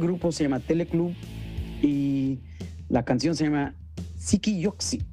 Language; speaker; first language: Spanish; early bilingual, heritage; Spanish